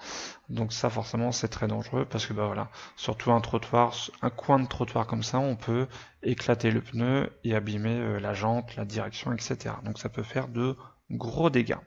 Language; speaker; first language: French; native; French